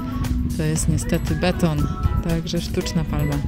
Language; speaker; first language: Polish; native; Polish